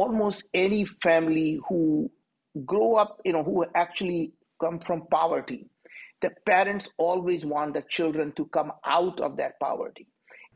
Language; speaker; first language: English; non-native, local second language; Hindi